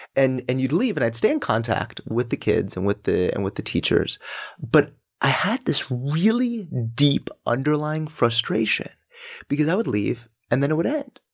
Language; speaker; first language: English; native; English